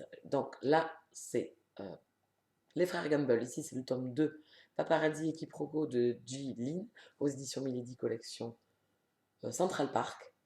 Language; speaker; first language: French; native; French